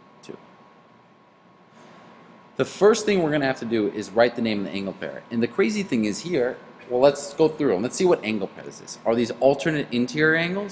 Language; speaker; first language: English; native; English